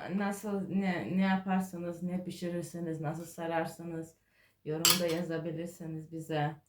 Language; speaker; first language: Turkish; non-native, fluent; Georgian